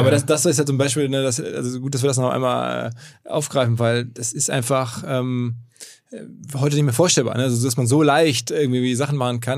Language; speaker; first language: German; native; German